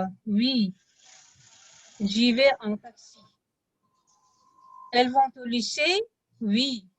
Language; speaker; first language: French; non-native, fluent; Russian